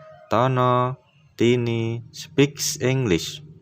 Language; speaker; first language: English; non-native, fluent; Indonesian